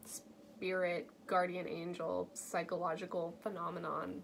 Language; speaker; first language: English; native; English